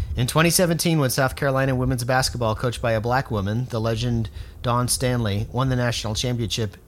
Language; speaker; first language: English; native; English